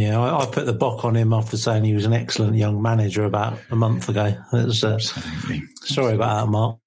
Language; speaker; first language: English; native; English